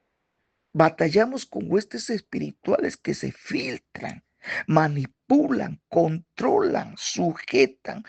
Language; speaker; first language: Spanish; native; Spanish